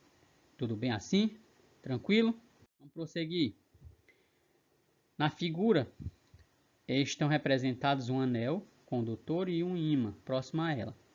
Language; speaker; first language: Portuguese; native; Portuguese